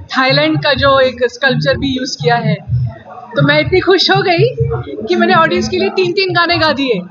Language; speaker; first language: Hindi; non-native, local second language; Tamil